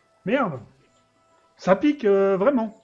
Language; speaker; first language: French; native; French